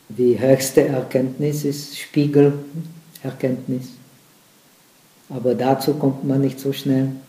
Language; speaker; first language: German; non-native, fluent; Czech